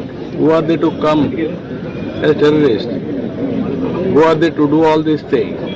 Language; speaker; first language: English; non-native, local second language; Telugu